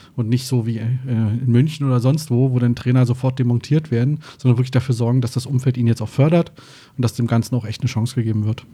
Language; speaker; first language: German; native; German